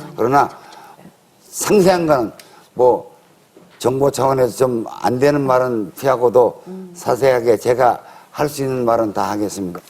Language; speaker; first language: Korean; native; Korean